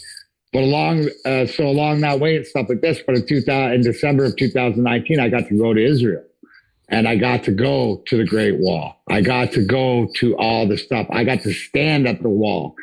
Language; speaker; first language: English; native; English